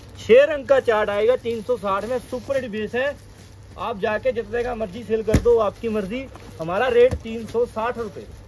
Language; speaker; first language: Hindi; non-native, local second language; Punjabi